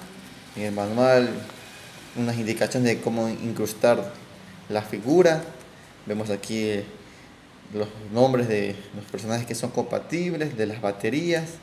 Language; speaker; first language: Spanish; native; Spanish